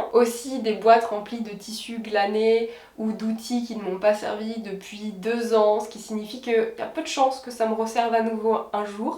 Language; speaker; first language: French; native; French